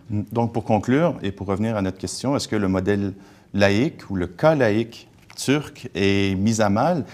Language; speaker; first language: French; native; French